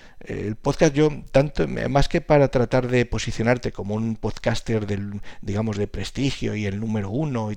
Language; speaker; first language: Spanish; native; Spanish